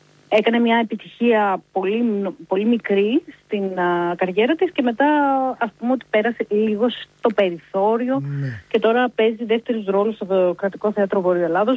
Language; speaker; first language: Greek; native; Greek